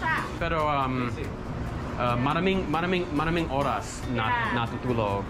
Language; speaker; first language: Filipino; non-native, learner; English